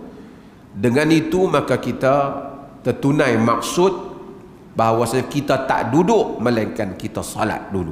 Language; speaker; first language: Malay; native; Malay